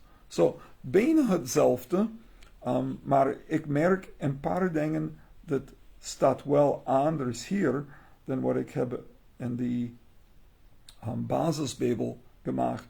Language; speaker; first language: Dutch; non-native, learner; English